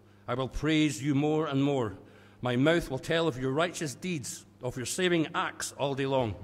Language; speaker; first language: English; native; English